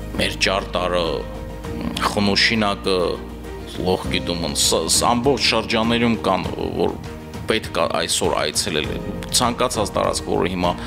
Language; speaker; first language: Armenian; native; Armenian